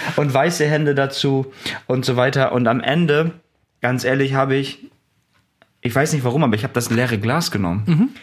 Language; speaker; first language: German; early bilingual, other home language; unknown